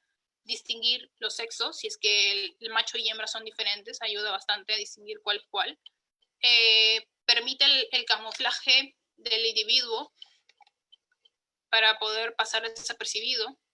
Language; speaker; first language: Spanish; native; Spanish